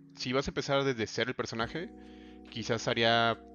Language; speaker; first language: Spanish; native; Spanish